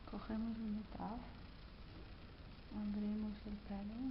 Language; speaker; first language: Spanish; non-native, learner; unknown